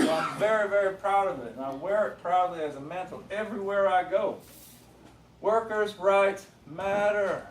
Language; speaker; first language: English; native; English